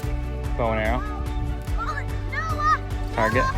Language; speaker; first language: English; native; English